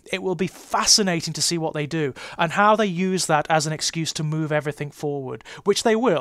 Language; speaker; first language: English; native; English